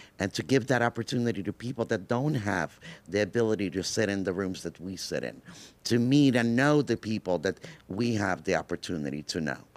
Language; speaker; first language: English; early bilingual, other home language; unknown